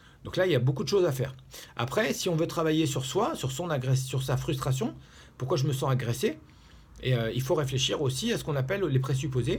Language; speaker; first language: French; native; French